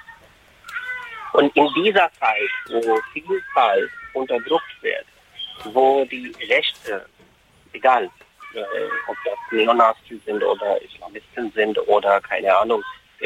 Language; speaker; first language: German; non-native, fluent; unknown